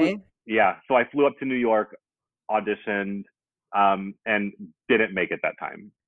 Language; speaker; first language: English; native; English